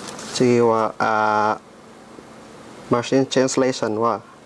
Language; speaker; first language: Japanese; non-native, learner; Vietnamese